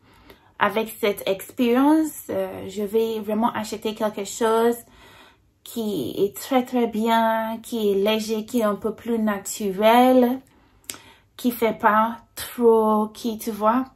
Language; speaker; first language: French; non-native, fluent; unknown